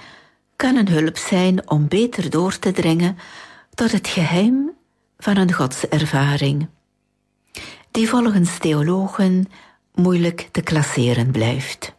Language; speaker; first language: Dutch; native; Dutch